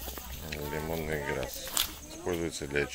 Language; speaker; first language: Russian; native; Russian